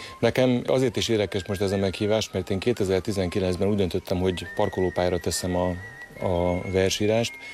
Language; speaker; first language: Hungarian; native; Hungarian